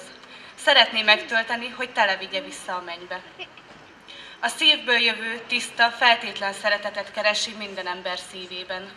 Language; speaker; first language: Hungarian; native; Hungarian